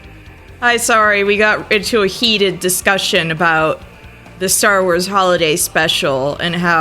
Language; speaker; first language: English; native; English